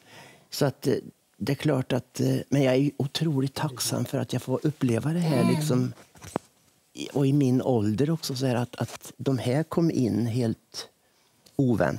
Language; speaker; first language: Swedish; native; Swedish